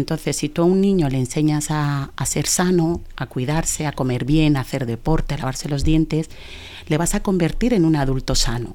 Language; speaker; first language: Spanish; early bilingual, other home language; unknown